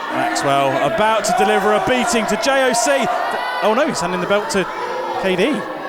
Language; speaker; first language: English; native; English